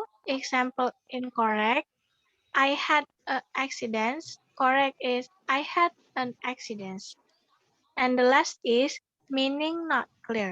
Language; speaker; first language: English; non-native, learner; Indonesian